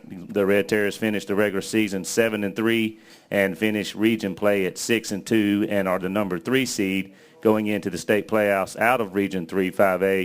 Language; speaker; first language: English; native; English